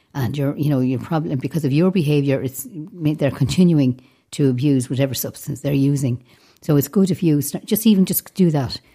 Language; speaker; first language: English; native; English